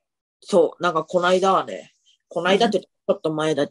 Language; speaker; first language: Japanese; native; Japanese